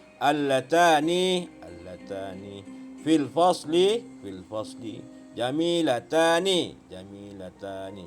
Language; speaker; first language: Arabic; non-native, fluent; Malay